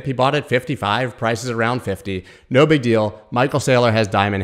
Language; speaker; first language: English; native; English